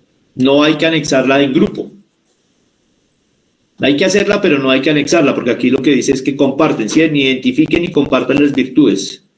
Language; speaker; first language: Spanish; native; Spanish